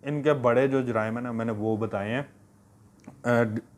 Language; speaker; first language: Urdu; non-native, local second language; Punjabi